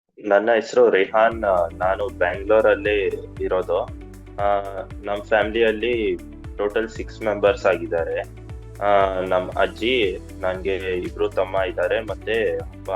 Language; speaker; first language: Kannada; non-native, local second language; Urdu